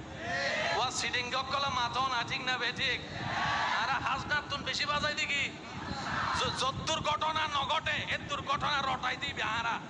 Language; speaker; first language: Bangla; non-native, local second language; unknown